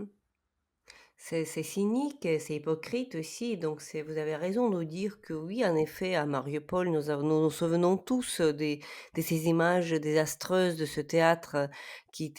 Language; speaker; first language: French; non-native, fluent; Ukrainian